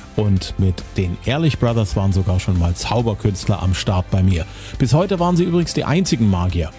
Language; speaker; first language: German; native; German